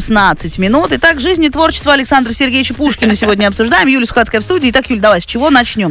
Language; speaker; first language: Russian; native; Russian